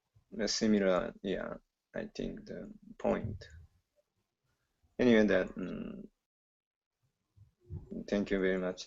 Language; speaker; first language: English; non-native, learner; Japanese